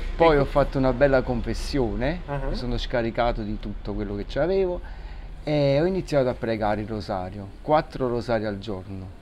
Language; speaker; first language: Italian; native; Italian